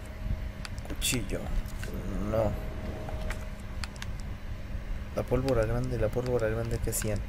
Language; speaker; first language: Spanish; native; Spanish